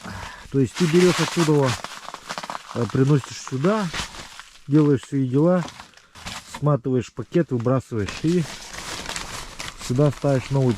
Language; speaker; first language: Russian; native; Russian